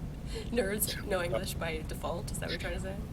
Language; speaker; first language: English; native; English